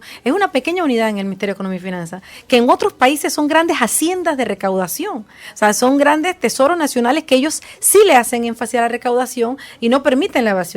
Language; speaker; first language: Spanish; native; Spanish